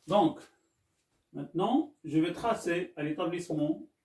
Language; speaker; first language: French; non-native, local second language; Arabic